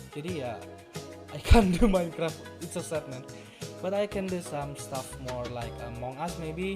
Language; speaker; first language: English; non-native, learner; Indonesian